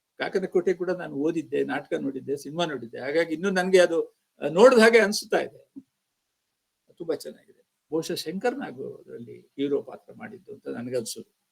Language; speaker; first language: Kannada; native; Kannada